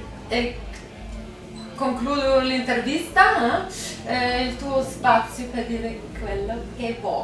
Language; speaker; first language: Italian; non-native, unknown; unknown